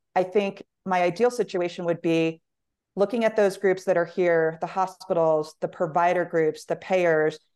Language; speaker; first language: English; native; English